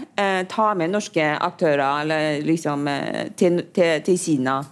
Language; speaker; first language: Norwegian; non-native, fluent; Chinese